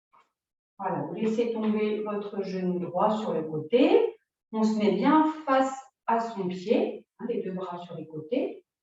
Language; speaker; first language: French; native; French